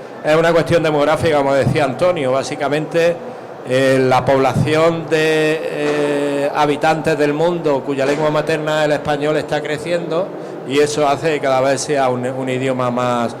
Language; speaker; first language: Spanish; native; Spanish